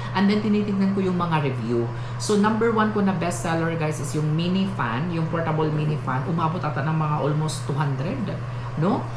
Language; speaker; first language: Filipino; non-native, local second language; Cebuano